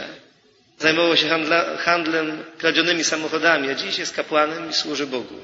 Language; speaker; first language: Polish; native; Polish